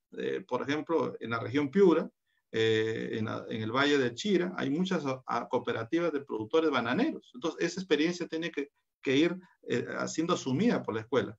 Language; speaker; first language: Spanish; native; Spanish